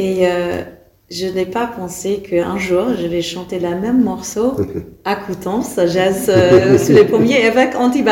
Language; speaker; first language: French; non-native, fluent; English